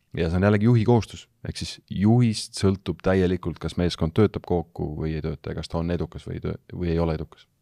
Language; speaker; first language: Estonian; native; Estonian